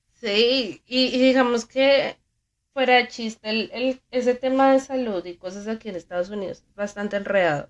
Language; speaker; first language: Spanish; native; Spanish